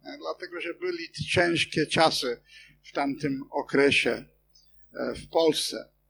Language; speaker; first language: Polish; non-native, fluent; English